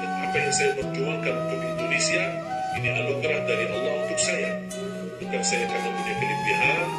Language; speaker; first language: Indonesian; non-native, fluent; Arabic